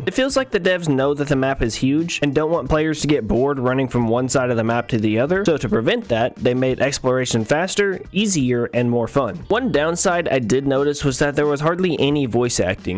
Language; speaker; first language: English; native; English